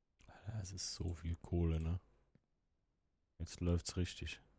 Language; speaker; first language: German; native; German